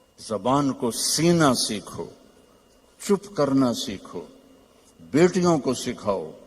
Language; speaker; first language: Urdu; non-native, local second language; Punjabi